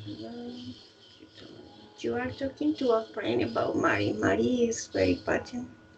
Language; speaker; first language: English; non-native, learner; Spanish